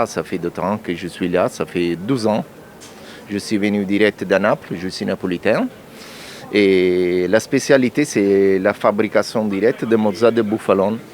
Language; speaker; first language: French; non-native, learner; Italian